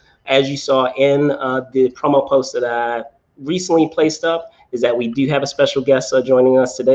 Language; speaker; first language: English; native; English